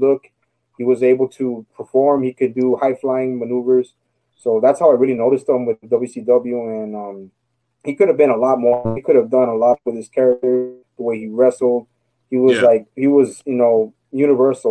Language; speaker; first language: English; native; English